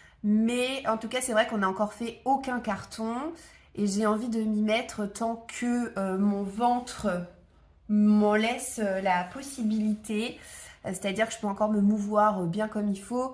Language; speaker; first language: French; native; French